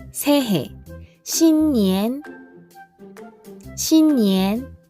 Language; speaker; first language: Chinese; non-native, fluent; Korean